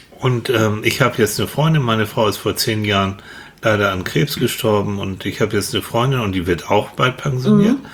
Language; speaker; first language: German; native; German